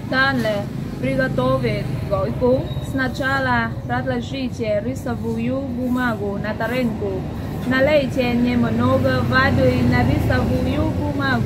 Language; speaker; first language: Russian; non-native, learner; Vietnamese